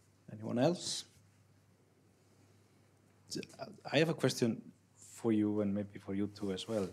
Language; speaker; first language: English; non-native, fluent; Icelandic